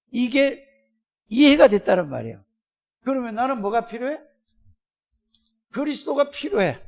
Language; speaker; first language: Korean; native; Korean